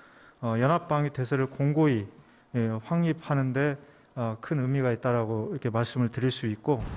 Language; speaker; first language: Korean; native; Korean